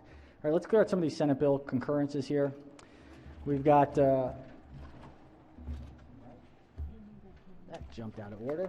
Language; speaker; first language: English; native; English